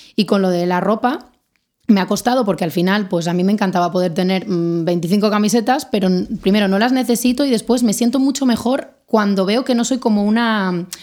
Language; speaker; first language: Spanish; native; Spanish